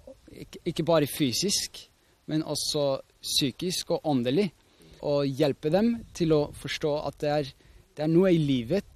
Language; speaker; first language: Norwegian; non-native, fluent; Swiss German